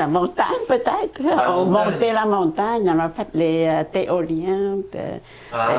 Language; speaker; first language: French; non-native, fluent; Khmer